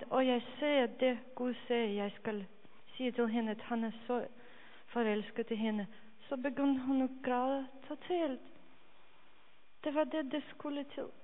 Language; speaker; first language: Danish; non-native, fluent; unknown